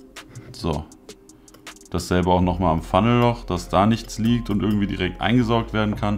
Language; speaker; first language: German; native; German